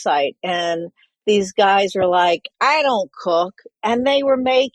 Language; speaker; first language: English; native; English